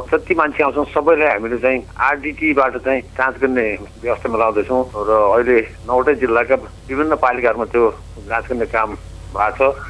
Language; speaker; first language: Nepali; native; Nepali